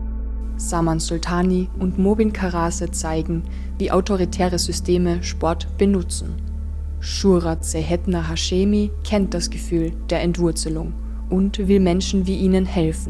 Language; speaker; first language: German; native; German